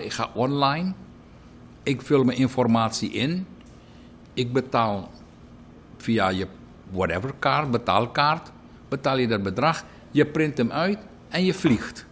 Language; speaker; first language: Dutch; native; Dutch